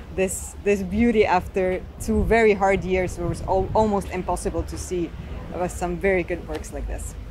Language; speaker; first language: English; non-native, fluent; Slovenian